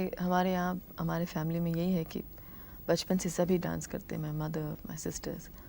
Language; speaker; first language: Hindi; non-native, local second language; Telugu